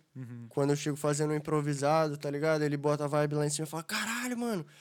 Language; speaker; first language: Portuguese; non-native, fluent; English